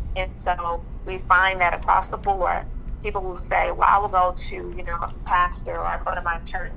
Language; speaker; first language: English; native; English